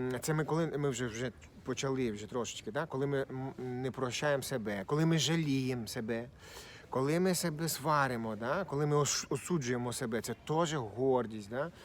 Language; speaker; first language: Ukrainian; non-native, local second language; Russian